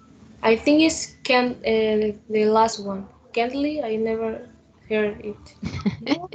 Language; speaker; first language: English; non-native, learner; Spanish